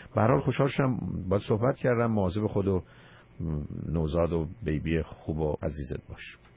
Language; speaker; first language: Persian; native; Persian